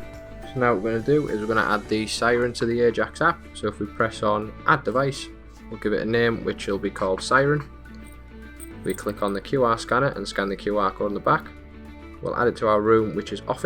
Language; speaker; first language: English; native; English